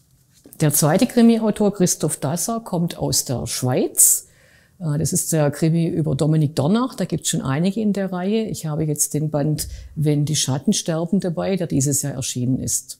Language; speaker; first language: German; native; German